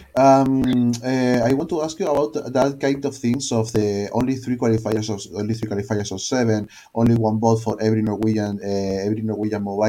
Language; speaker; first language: English; non-native, learner; Spanish